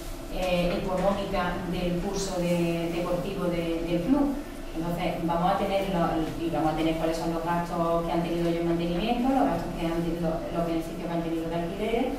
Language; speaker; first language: Spanish; native; Spanish